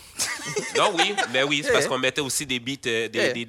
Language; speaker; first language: French; native; French